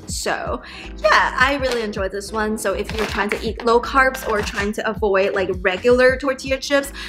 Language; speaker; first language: English; non-native, fluent; Chinese